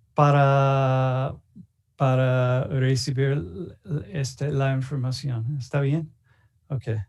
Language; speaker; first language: Spanish; non-native, learner; English